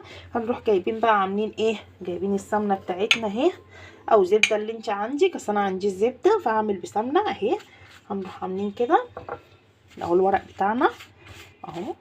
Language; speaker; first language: Arabic; native; Arabic